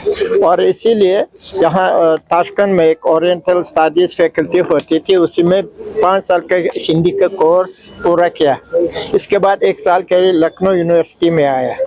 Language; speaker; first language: Hindi; non-native, fluent; Uzbek